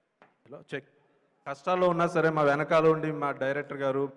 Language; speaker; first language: Telugu; native; Telugu